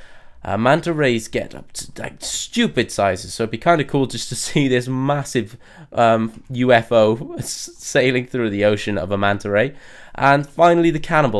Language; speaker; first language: English; native; English